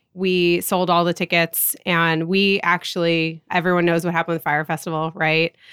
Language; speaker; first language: English; native; English